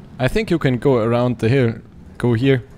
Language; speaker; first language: English; non-native, learner; German